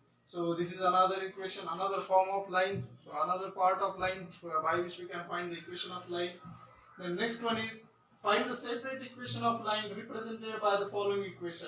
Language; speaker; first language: English; non-native, local second language; Marathi